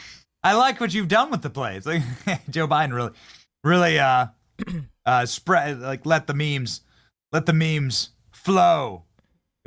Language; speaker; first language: English; native; English